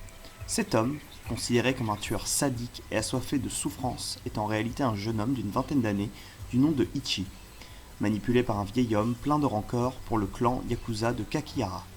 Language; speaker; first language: French; native; French